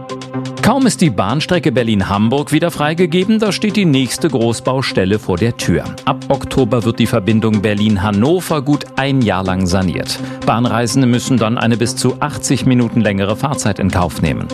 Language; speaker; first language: German; native; German